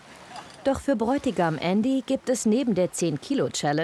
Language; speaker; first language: German; native; German